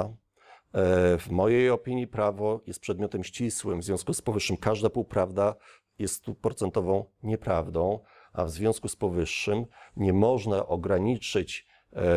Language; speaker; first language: Polish; native; Polish